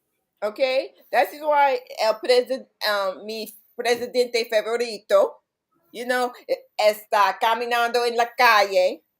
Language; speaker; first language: Spanish; non-native, learner; English